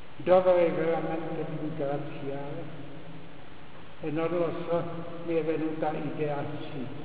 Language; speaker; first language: Italian; non-native, fluent; Czech